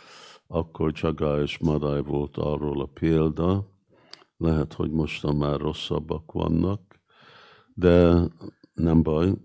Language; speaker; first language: Hungarian; early bilingual, heritage; Hungarian